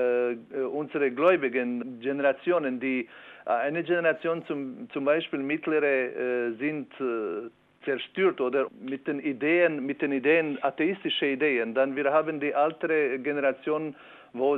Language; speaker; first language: German; non-native, learner; Albanian